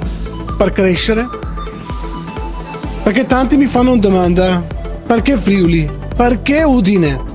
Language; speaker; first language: Italian; non-native, learner; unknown